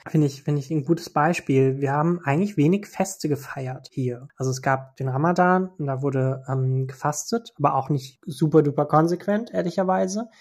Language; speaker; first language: German; early bilingual, other home language; Turkish